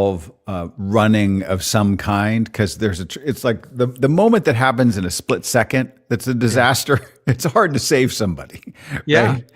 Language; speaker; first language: English; native; English